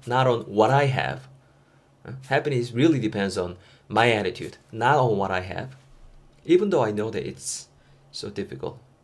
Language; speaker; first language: English; non-native, fluent; Korean